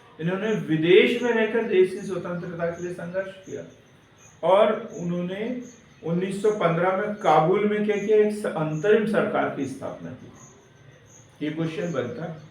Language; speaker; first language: Hindi; native; Hindi